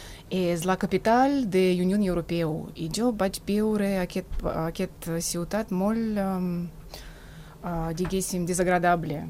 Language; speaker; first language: Catalan; non-native, fluent; Russian